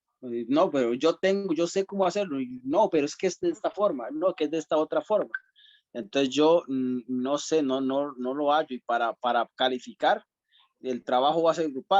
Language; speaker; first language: Spanish; native; Spanish